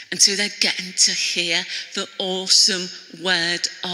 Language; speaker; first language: English; native; English